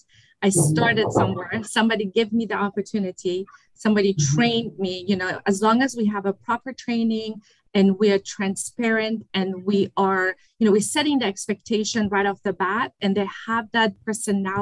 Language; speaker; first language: English; non-native, fluent; German